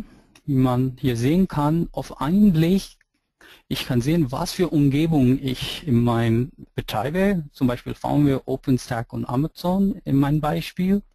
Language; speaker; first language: German; non-native, fluent; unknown